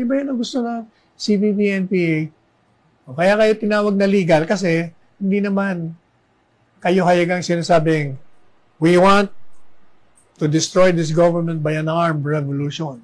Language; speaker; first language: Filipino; native; Filipino